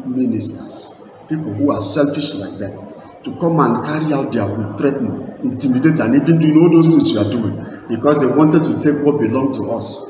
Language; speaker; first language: English; non-native, local second language; Igbo